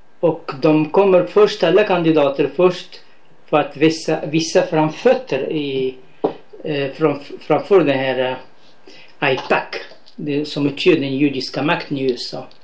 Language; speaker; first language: Swedish; non-native, fluent; Arabic